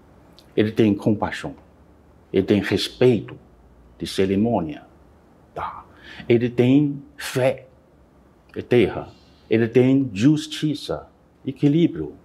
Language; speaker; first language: Portuguese; non-native, learner; Chinese